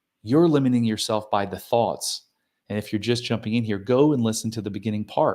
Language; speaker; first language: English; native; English